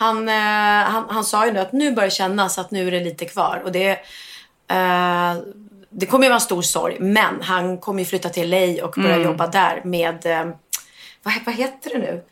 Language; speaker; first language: Swedish; native; Swedish